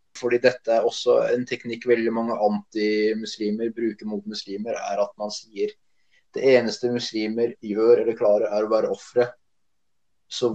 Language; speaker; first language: Norwegian; early bilingual, other home language; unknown